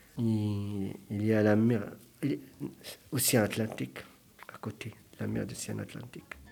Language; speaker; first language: French; non-native, learner; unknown